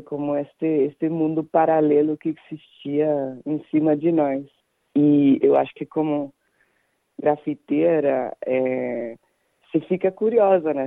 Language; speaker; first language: Portuguese; non-native, fluent; Danish